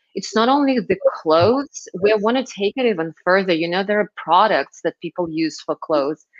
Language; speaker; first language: English; non-native, fluent; Russian